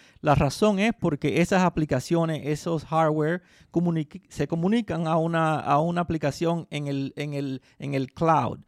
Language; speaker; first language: Spanish; early bilingual, heritage; Spanish